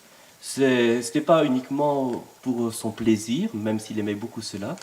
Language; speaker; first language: French; native; French